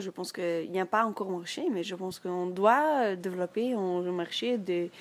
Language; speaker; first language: French; non-native, learner; German